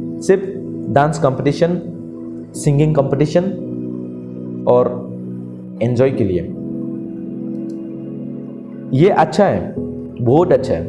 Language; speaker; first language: Hindi; non-native, local second language; Kok Borok